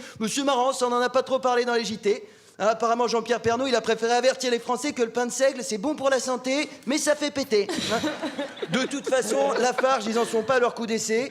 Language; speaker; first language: French; native; French